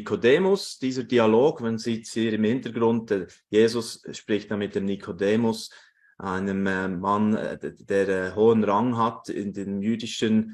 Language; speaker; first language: German; native; German